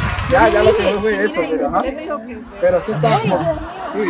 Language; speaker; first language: Spanish; native; Spanish